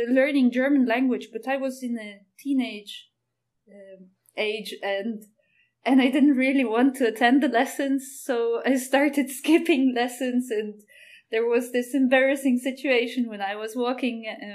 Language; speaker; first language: English; non-native, fluent; Ukrainian